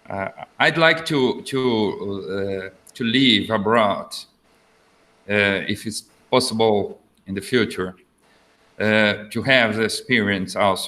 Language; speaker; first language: English; non-native, learner; Portuguese